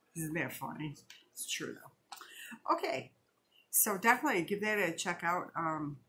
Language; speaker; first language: English; native; English